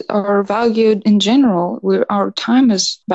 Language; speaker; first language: English; non-native, fluent; Russian